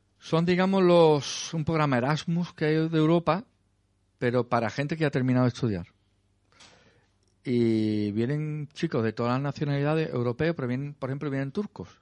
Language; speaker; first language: Spanish; native; Spanish